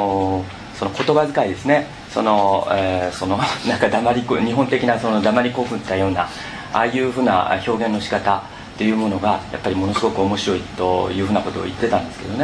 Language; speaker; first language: Japanese; native; Japanese